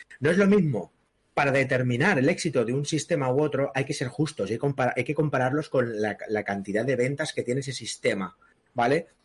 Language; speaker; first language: Spanish; native; Spanish